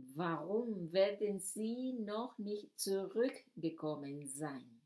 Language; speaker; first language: German; non-native, fluent; Spanish